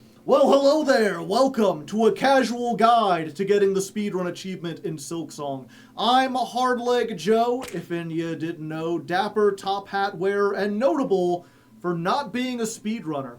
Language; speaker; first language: English; native; English